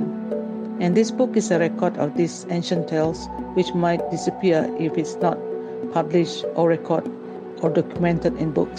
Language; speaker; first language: English; non-native, local second language; Iban